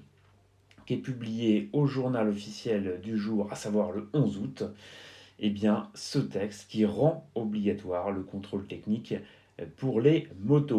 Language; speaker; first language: French; native; French